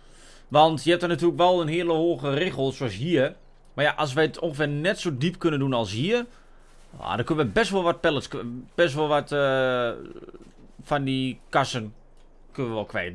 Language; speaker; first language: Dutch; native; Dutch